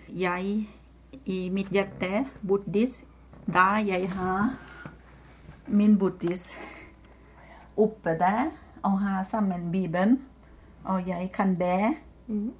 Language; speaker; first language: Norwegian; non-native, learner; Thai